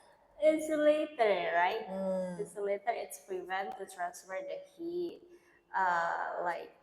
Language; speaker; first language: English; non-native, learner; Indonesian